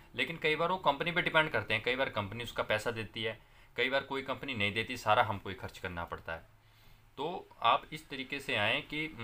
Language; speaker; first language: Hindi; non-native, local second language; Punjabi